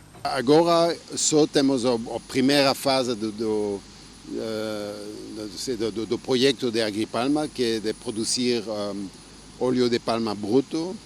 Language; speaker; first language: Portuguese; non-native, fluent; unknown